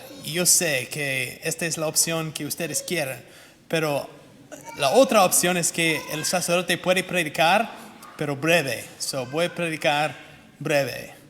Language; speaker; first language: Spanish; non-native, fluent; English